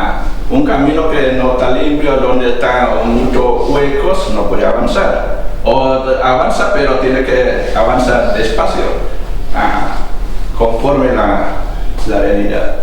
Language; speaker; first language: Spanish; non-native, fluent; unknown